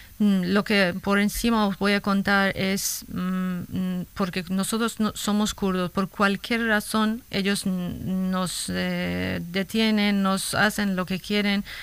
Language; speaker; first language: Spanish; non-native, fluent; Kurdish